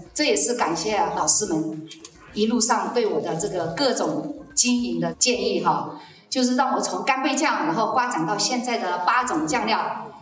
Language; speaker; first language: Chinese; native; Chinese